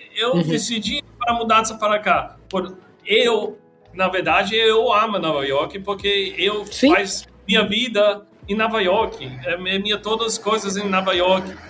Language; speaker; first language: Portuguese; non-native, learner; English